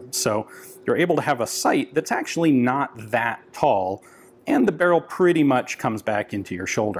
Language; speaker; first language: English; native; English